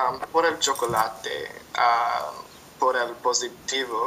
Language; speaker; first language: Spanish; non-native, learner; English